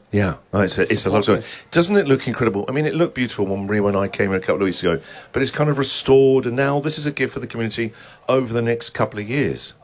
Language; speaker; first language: English; native; English